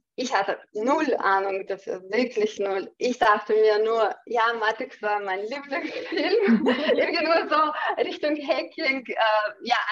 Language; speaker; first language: German; non-native, fluent; Russian